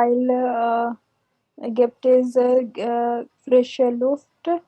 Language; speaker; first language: German; non-native, learner; Hindi